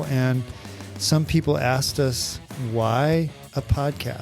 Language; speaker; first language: English; native; English